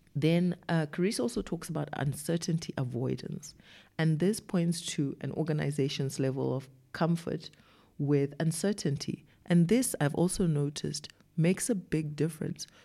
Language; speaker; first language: English; non-native, local second language; Shona